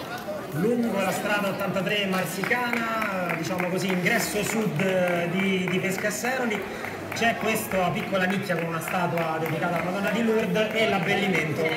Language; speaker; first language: Italian; native; Italian